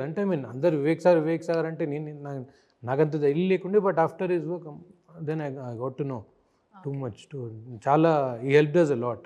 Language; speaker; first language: Telugu; native; Telugu